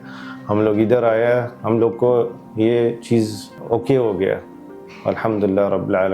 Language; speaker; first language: Hindi; non-native, learner; Arabic